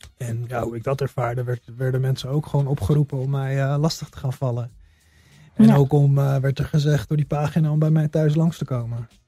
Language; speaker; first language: Dutch; early bilingual, heritage; Dutch